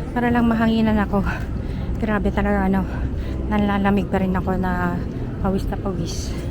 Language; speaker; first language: Filipino; native; Filipino